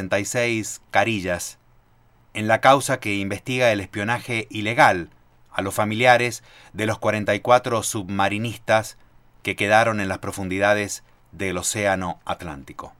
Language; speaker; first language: Spanish; native; Spanish